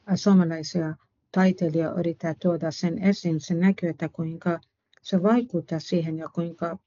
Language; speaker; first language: Finnish; non-native, fluent; Persian